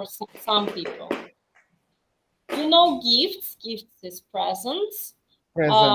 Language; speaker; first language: English; non-native, fluent; Russian